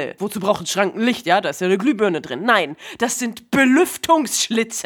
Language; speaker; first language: German; native; German